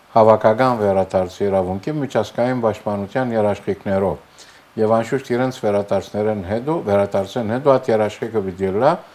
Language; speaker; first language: Armenian; early bilingual, heritage; Armenian